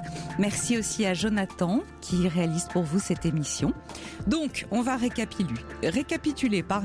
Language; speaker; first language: French; native; French